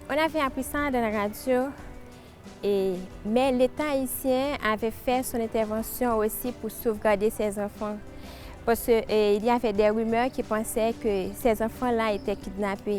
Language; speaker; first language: French; non-native, local second language; Haitian Creole